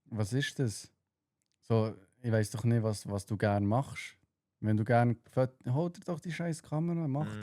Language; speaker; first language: German; native; German